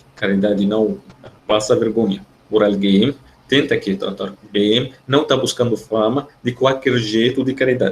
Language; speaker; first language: Portuguese; non-native, fluent; Arabic